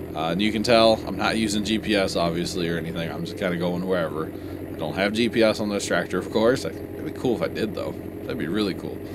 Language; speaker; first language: English; native; English